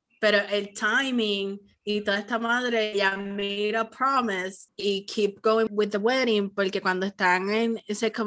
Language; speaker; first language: Spanish; early bilingual, heritage; Spanish